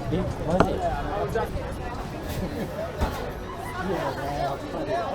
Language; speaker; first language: Japanese; native; Japanese